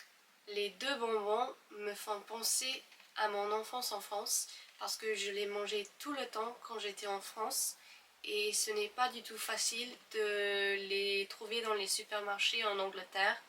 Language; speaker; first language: French; non-native, fluent; English